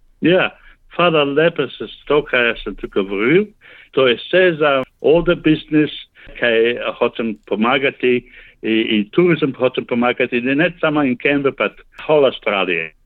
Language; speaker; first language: Slovenian; early bilingual, heritage; Slovenian